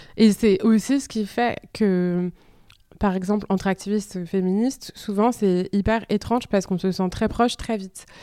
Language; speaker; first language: French; native; French